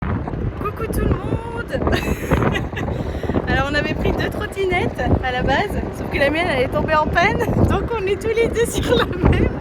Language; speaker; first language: French; native; French